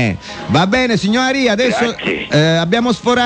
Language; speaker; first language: Italian; native; Italian